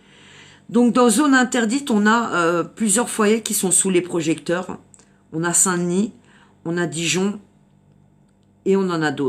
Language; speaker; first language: French; native; French